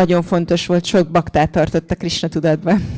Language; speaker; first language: Hungarian; native; Hungarian